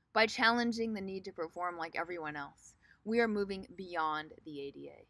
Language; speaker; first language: English; native; English